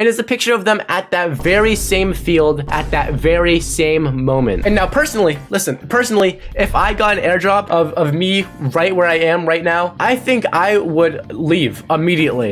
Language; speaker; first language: English; native; English